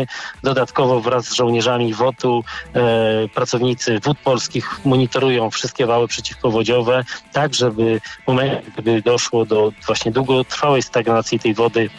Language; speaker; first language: Polish; native; Polish